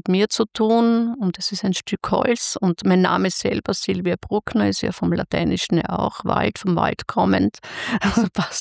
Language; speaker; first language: German; native; German